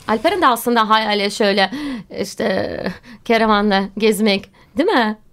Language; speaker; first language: Turkish; non-native, fluent; Russian